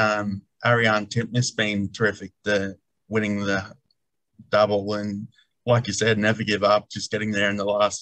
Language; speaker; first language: English; native; English